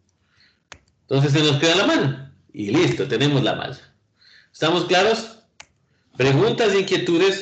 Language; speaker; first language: Spanish; native; Spanish